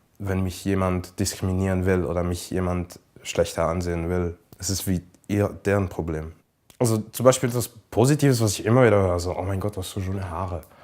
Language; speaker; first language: German; native; German